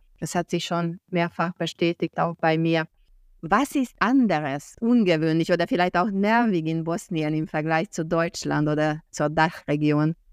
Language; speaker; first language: German; non-native, fluent; Hungarian